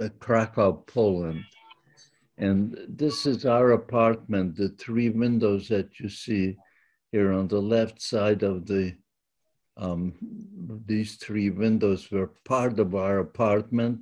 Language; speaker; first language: English; non-native, fluent; Yiddish